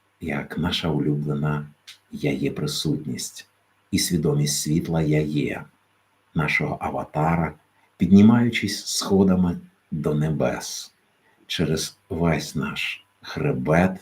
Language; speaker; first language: Ukrainian; native; Ukrainian